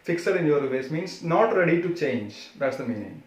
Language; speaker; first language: English; non-native, local second language; Malayalam